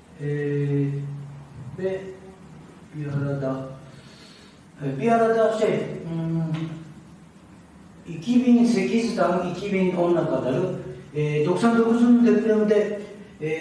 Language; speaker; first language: Turkish; non-native, learner; Japanese